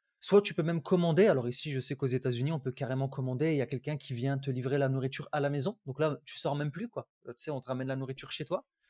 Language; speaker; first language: French; early bilingual, other home language; Arabic